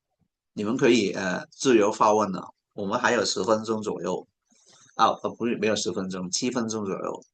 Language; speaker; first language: Chinese; non-native, local second language; Cantonese